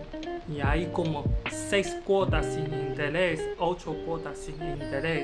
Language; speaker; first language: Spanish; non-native, learner; Chinese